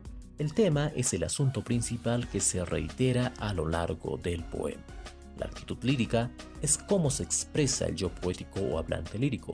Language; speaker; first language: Spanish; native; Spanish